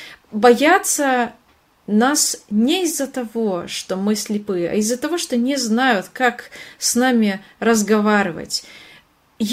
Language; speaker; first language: Russian; non-native, fluent; Hungarian